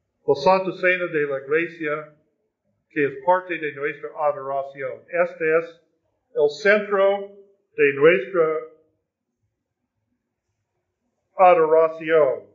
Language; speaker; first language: Spanish; non-native, fluent; English